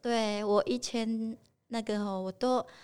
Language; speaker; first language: Chinese; non-native, learner; Indonesian